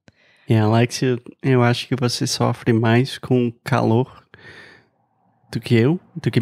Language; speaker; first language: Portuguese; non-native, fluent; English